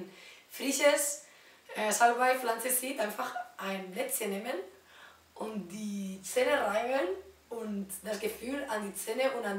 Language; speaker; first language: German; non-native, learner; Spanish